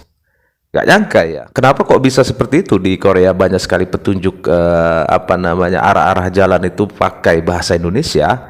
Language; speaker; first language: Indonesian; native; Indonesian